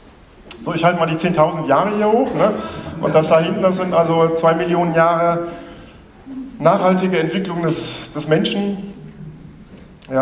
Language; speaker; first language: German; native; German